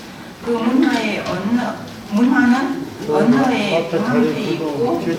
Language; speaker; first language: Korean; non-native, fluent; Vietnamese